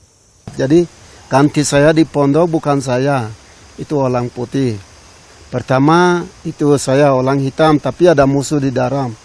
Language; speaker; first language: Indonesian; non-native, local second language; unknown